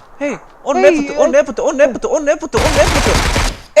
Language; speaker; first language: English; non-native, learner; Korean